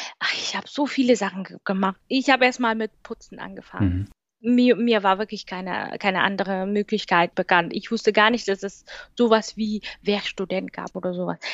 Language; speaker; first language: German; non-native, fluent; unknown